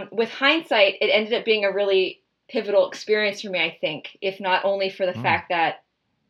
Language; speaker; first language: English; native; English